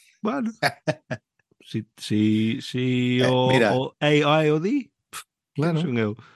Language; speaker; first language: Galician; early bilingual, heritage; Galician